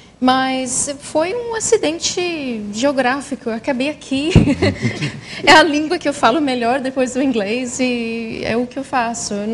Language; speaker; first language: Portuguese; non-native, fluent; English